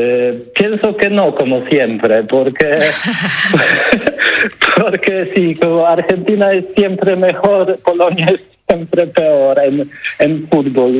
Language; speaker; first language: Spanish; non-native, learner; Polish